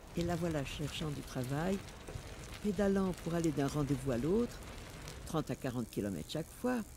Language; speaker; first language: French; native; French